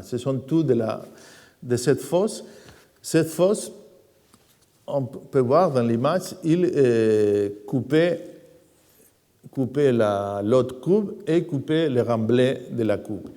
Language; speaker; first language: French; non-native, fluent; Spanish